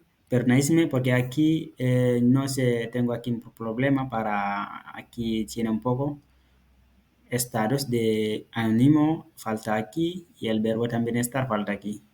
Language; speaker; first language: Spanish; non-native, fluent; Fula